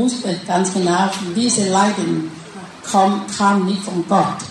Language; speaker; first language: German; non-native, learner; Thai